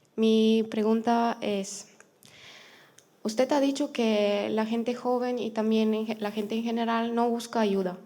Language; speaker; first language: Spanish; non-native, fluent; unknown